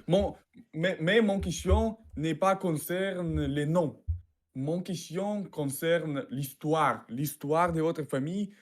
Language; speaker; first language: French; non-native, learner; Russian